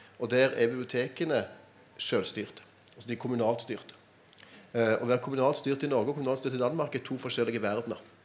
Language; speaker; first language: Norwegian; native; Norwegian